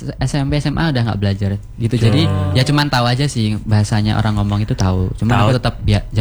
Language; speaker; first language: Indonesian; non-native, local second language; Javanese